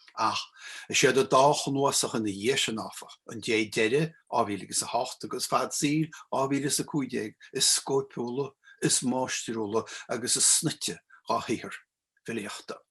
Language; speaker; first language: Irish; native; Irish